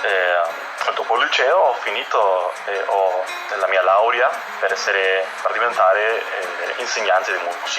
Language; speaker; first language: Italian; non-native, fluent; Spanish